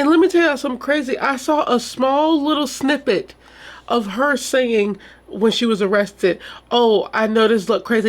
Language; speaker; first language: English; native; English